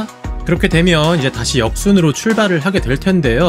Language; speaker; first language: Korean; native; Korean